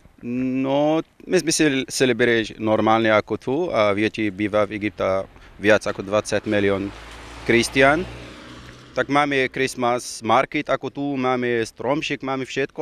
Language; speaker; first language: Slovak; non-native, learner; Arabic